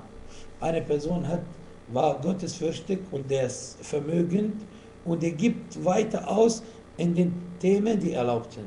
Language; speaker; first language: German; non-native, fluent; Arabic